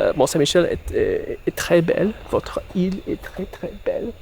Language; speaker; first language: French; non-native, learner; English